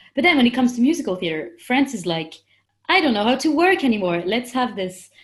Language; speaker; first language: English; non-native, fluent; French